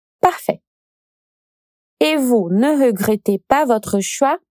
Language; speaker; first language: French; non-native, fluent; Portuguese